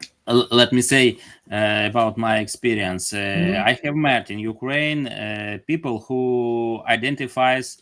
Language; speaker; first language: English; non-native, learner; Ukrainian